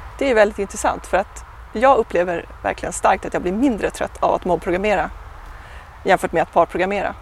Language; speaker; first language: Swedish; native; Swedish